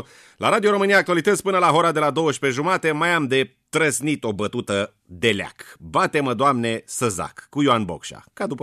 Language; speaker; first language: Romanian; native; Romanian